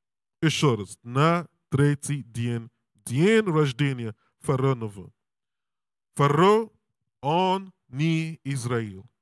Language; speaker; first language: Russian; non-native, learner; English